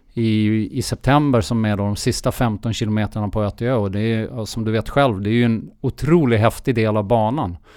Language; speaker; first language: Swedish; early bilingual, heritage; Swedish